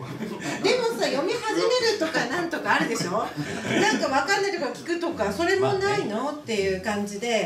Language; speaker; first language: Japanese; native; Japanese